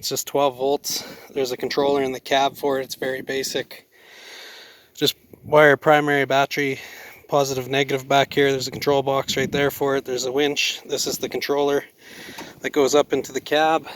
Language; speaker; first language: English; native; English